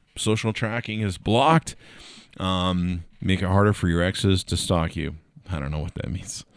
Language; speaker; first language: English; native; English